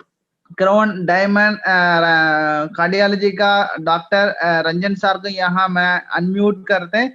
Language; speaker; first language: Hindi; non-native, local second language; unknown